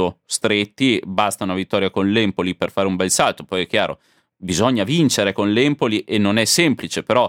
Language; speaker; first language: Italian; native; Italian